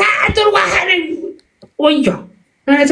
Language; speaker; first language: Arabic; non-native, learner; Oromo